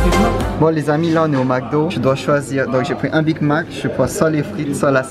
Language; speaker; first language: French; native; French